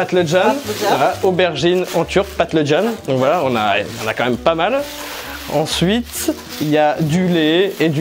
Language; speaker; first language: French; native; French